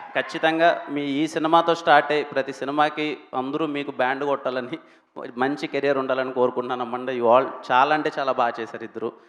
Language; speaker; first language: Telugu; native; Telugu